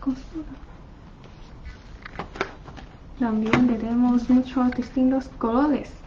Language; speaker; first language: Spanish; non-native, learner; Chinese